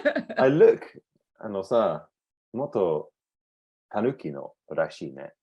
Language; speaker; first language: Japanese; non-native, learner; English